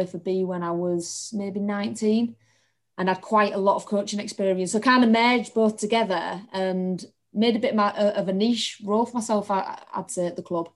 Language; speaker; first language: English; native; English